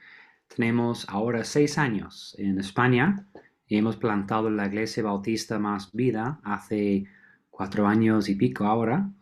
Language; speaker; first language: Spanish; non-native, fluent; English